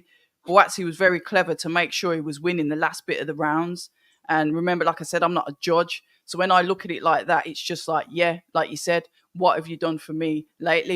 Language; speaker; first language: English; native; English